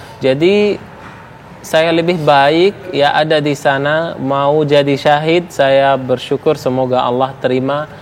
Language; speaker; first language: Indonesian; non-native, fluent; Arabic